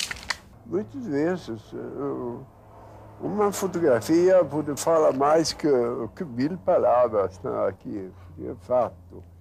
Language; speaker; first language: Portuguese; non-native, fluent; Swedish